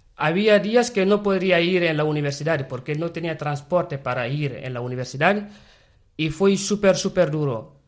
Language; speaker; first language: Spanish; non-native, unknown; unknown